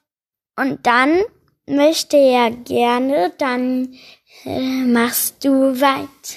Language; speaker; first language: German; non-native, learner; Spanish